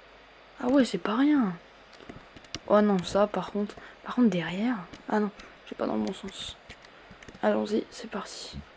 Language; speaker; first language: French; native; French